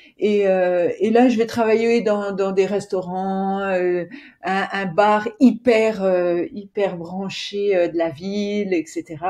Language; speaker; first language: French; native; French